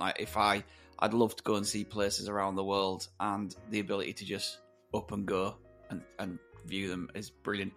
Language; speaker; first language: English; native; English